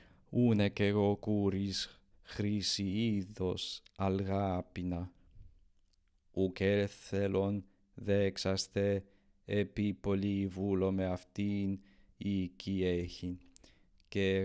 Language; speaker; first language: Greek; non-native, learner; English